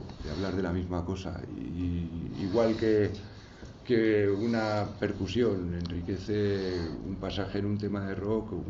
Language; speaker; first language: Spanish; native; Spanish